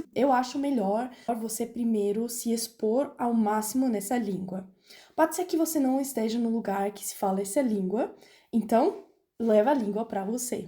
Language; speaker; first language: Portuguese; non-native, fluent; German